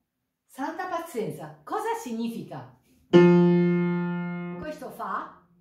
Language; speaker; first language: Italian; non-native, learner; Japanese